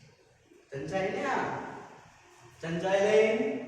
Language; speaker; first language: Vietnamese; non-native, learner; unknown